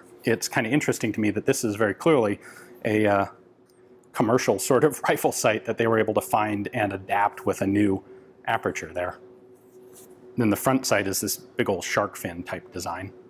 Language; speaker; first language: English; native; English